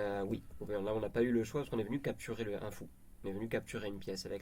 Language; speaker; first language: French; native; French